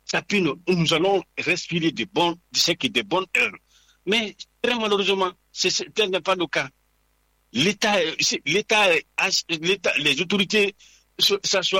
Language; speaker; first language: French; non-native, local second language; Fula